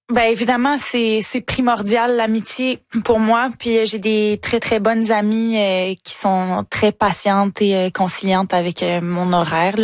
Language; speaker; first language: French; native; French